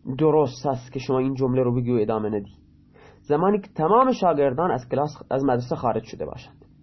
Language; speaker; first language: Persian; non-native, local second language; Baluchi